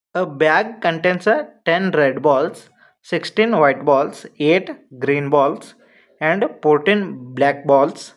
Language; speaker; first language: English; non-native, local second language; Kannada